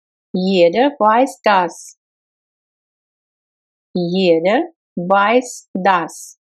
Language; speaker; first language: German; non-native, fluent; Russian